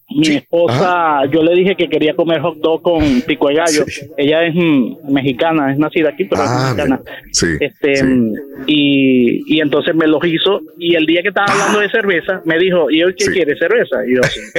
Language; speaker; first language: Spanish; native; Spanish